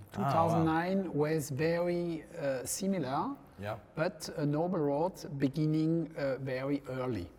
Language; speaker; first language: English; non-native, learner; French